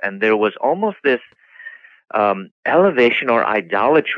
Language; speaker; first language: English; native; English